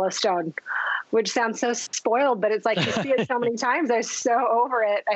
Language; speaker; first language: English; native; English